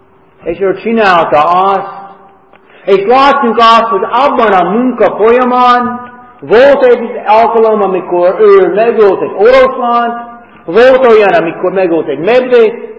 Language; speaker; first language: Hungarian; non-native, fluent; English